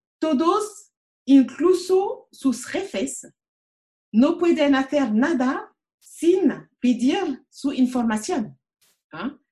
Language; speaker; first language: Spanish; non-native, learner; French